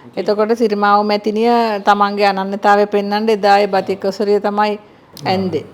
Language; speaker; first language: Sinhala; native; Sinhala